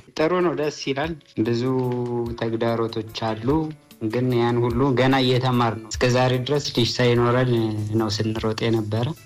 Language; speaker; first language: Amharic; early bilingual, heritage; Amharic